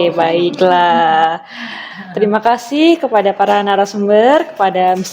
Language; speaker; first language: Indonesian; native; Indonesian